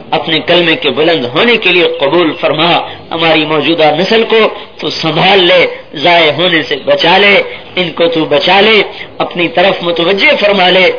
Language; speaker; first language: Urdu; non-native, local second language; Punjabi